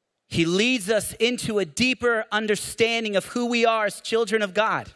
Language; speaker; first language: English; native; English